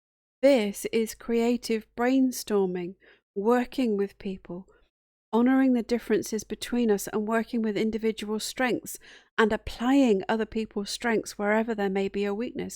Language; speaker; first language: English; native; English